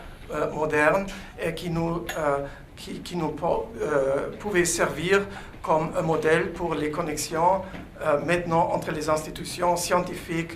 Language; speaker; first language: French; non-native, fluent; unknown